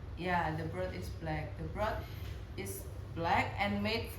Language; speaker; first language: English; non-native, learner; Indonesian